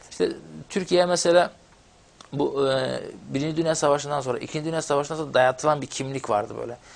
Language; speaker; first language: Turkish; non-native, local second language; Kurdish